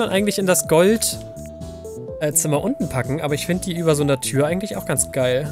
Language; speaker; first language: German; native; German